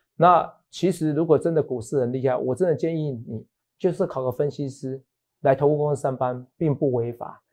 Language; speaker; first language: Chinese; native; Chinese